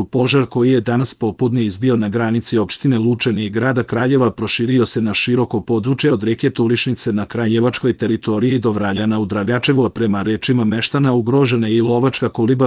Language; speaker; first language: Croatian; native; Croatian